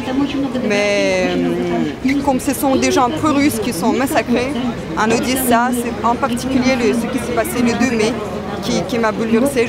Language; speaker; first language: French; non-native, fluent; Russian